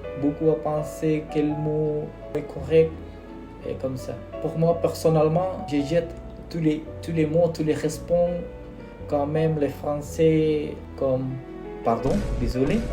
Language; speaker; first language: French; non-native, learner; Indonesian